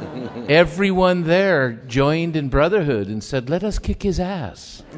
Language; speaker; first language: English; early bilingual, other home language; Spanish